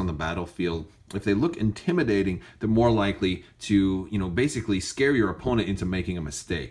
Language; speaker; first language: English; native; English